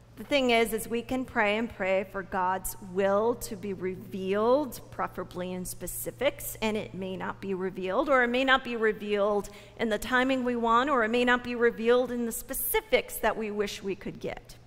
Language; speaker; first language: English; native; English